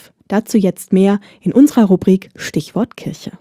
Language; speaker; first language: German; native; German